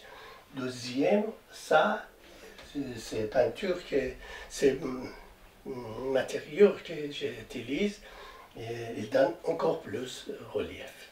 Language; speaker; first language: French; non-native, learner; Persian